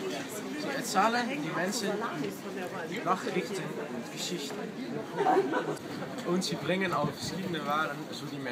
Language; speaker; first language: German; non-native, learner; Dutch